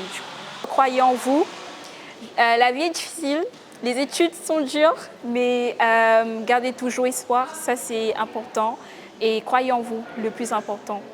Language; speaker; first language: French; non-native, local second language; Morisyen